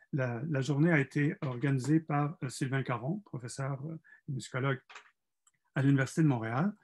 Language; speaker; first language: French; native; French